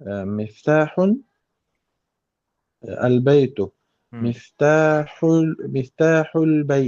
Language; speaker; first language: Arabic; non-native, learner; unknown